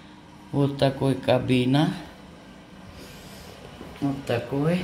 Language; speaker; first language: Russian; non-native, fluent; Georgian